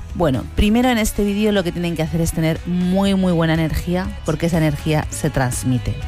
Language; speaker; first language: Spanish; native; Spanish